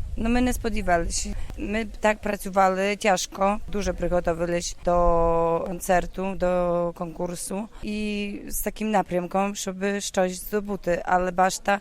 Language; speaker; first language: Polish; non-native, local second language; Ukrainian